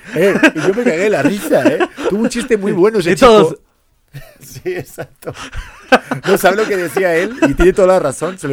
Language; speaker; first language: Spanish; native; Spanish